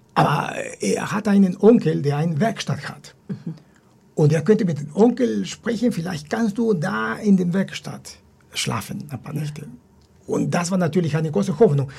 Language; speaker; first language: German; non-native, fluent; Spanish